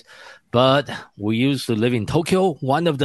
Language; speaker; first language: English; non-native, fluent; Chinese